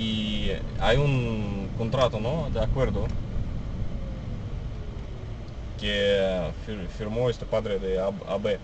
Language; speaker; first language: Spanish; non-native, fluent; Russian